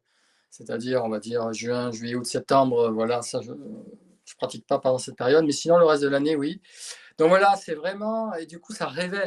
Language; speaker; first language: French; native; French